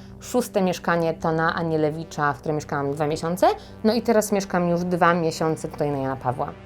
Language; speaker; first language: Polish; native; Polish